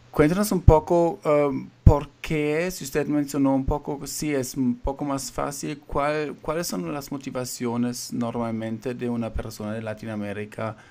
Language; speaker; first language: Spanish; non-native, fluent; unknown